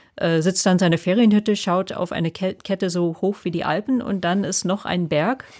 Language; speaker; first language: German; non-native, fluent; English